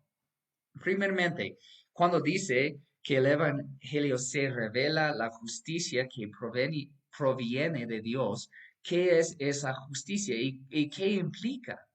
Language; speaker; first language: Spanish; non-native, fluent; English